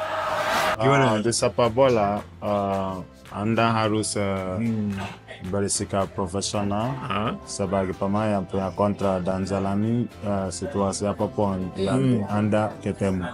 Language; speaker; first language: Indonesian; non-native, fluent; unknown